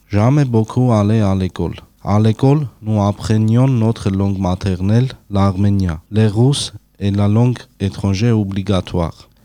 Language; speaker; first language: French; non-native, learner; Armenian